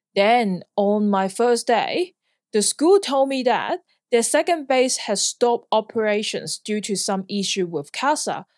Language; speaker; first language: English; non-native, local second language; Cantonese